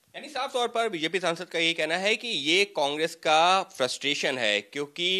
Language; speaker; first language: Hindi; native; Hindi